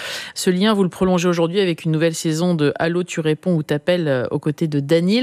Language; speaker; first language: French; native; French